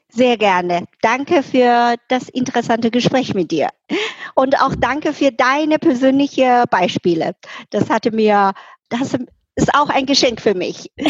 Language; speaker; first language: German; non-native, fluent; Chinese